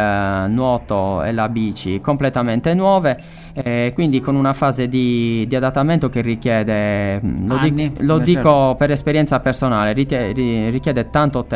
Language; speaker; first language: Italian; native; Italian